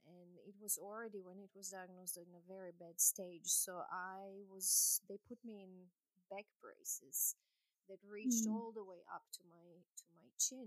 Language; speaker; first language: English; non-native, fluent; Croatian